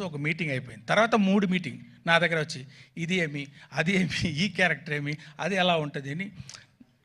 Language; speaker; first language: Telugu; non-native, fluent; Tamil